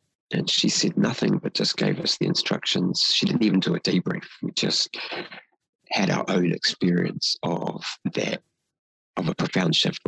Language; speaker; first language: English; non-native, local second language; Māori